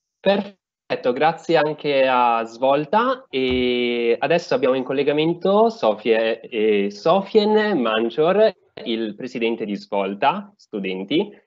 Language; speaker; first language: Italian; native; Italian